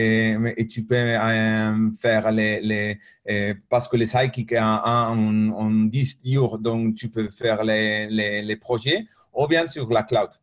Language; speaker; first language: French; non-native, learner; Spanish